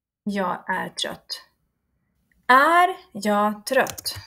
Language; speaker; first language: Swedish; non-native, fluent; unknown